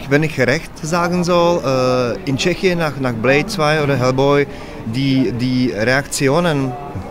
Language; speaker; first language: German; non-native, learner; Czech